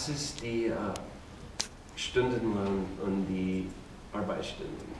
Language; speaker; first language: German; non-native, learner; English